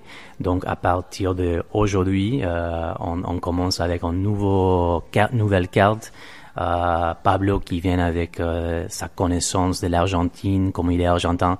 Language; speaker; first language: French; non-native, fluent; Spanish